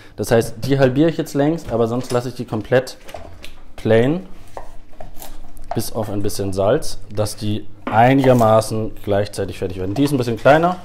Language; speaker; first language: German; native; German